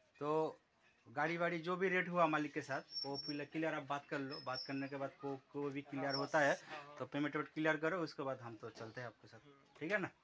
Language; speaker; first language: Hindi; non-native, local second language; Bangla